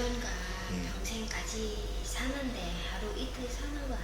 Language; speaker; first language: Korean; non-native, learner; Vietnamese